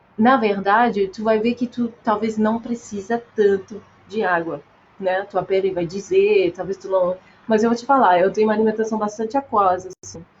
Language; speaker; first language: Portuguese; non-native, fluent; French